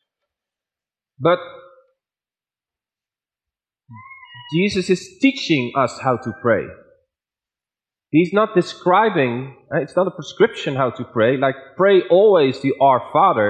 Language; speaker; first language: English; non-native, fluent; Dutch